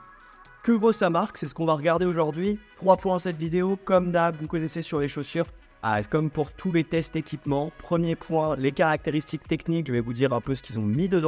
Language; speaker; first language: French; native; French